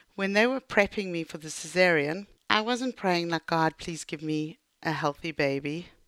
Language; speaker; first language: English; native; English